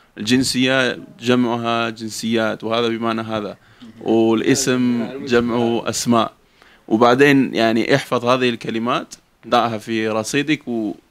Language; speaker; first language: Arabic; non-native, fluent; Spanish